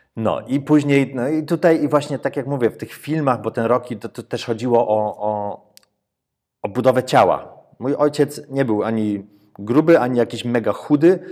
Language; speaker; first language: Polish; early bilingual, heritage; Polish